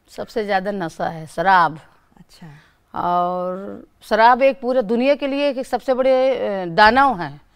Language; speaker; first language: Hindi; native; Hindi